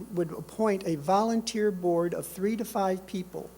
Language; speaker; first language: English; native; English